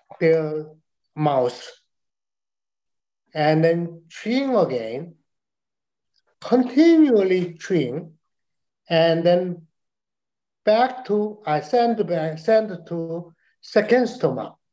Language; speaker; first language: English; non-native, learner; Chinese